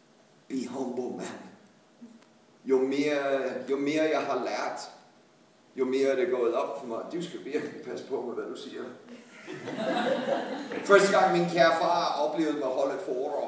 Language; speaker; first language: Danish; non-native, fluent; English